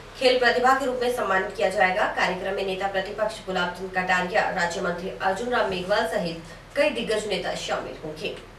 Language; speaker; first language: Hindi; native; Hindi